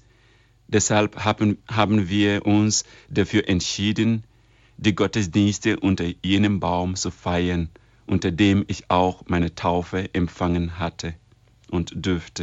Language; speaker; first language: German; non-native, fluent; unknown